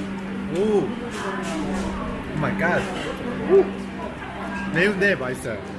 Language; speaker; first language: Korean; non-native, fluent; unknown